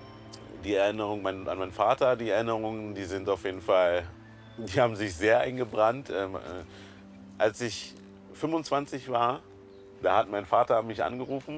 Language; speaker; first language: German; early bilingual, other home language; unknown